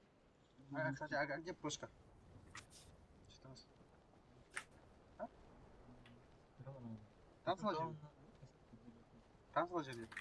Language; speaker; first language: Russian; non-native, local second language; Yakut